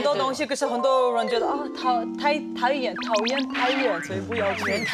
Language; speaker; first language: Chinese; non-native, fluent; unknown